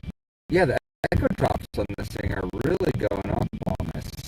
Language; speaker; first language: English; native; English